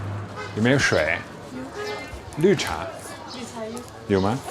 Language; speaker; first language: Chinese; non-native, fluent; Dutch